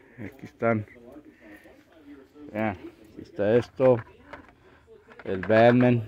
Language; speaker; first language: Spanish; early bilingual, heritage; Spanish